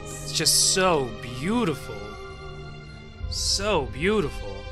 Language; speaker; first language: English; native; English